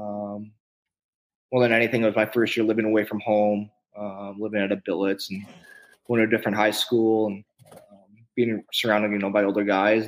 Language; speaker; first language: English; native; English